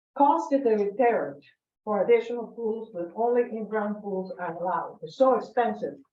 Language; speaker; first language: English; non-native, fluent; Spanish